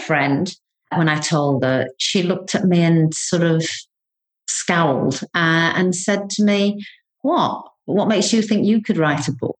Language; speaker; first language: English; native; English